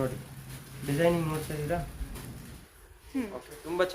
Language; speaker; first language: Kannada; non-native, local second language; Hindi